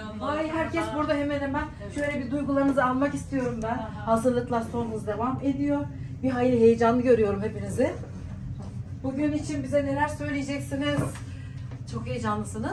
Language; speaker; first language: Turkish; native; Turkish